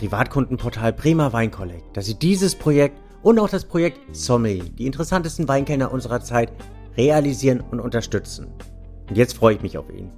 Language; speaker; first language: German; native; German